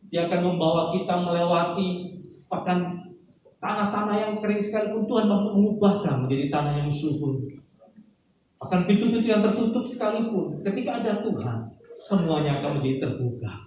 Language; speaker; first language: Indonesian; native; Indonesian